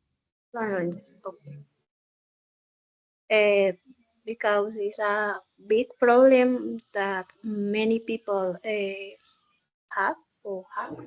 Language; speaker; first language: English; non-native, learner; Spanish